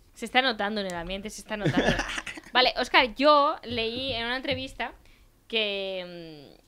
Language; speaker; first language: Spanish; native; Spanish